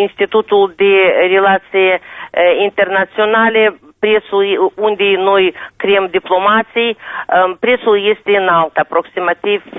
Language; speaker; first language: Romanian; non-native, local second language; Russian